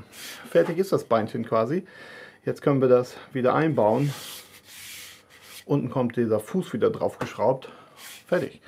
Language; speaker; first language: German; native; German